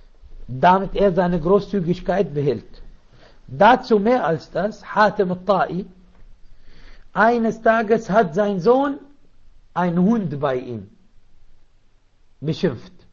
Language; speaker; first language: German; non-native, fluent; Arabic